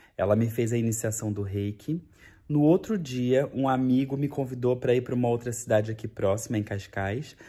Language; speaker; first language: Portuguese; native; Portuguese